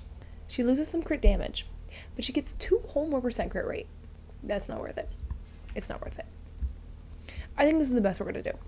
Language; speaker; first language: English; native; English